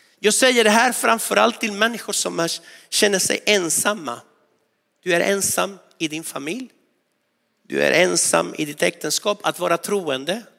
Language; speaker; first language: Swedish; non-native, fluent; Spanish